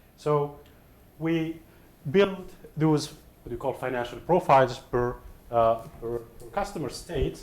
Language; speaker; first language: English; non-native, fluent; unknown